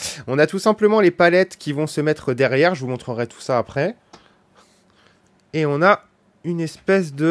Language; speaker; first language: French; native; French